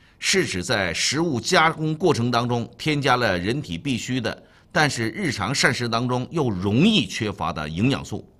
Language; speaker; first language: Chinese; native; Chinese